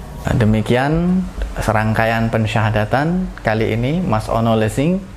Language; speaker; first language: Indonesian; native; Indonesian